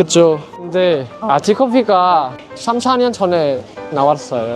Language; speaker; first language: Korean; non-native, learner; Vietnamese